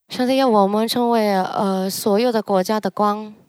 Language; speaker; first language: Chinese; early bilingual, heritage; Chinese